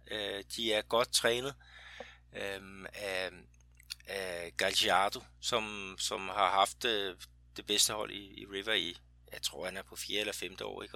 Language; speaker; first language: Danish; native; Danish